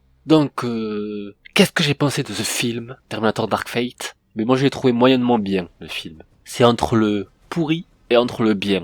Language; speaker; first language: French; native; French